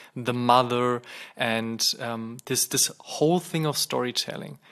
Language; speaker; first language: English; non-native, fluent; German